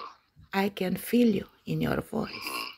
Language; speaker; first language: English; non-native, learner; Romanian